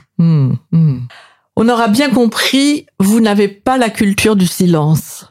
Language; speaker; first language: French; native; French